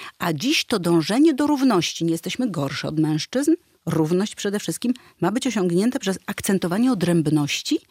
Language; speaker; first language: Polish; native; Polish